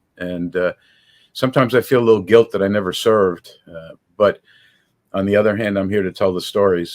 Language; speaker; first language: English; native; English